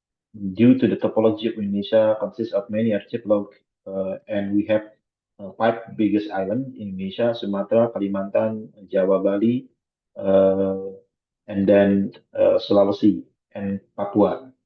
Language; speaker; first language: English; non-native, fluent; Indonesian